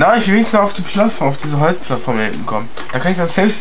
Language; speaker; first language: German; native; German